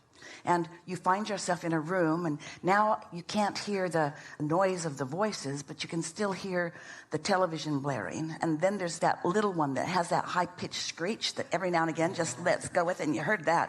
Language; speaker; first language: English; native; English